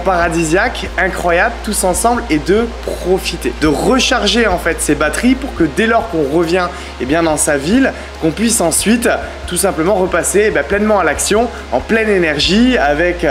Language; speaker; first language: French; native; French